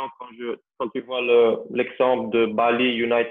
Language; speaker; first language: French; non-native, local second language; Dutch